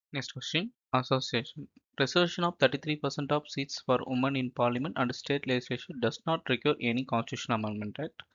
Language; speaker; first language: English; non-native, local second language; Tamil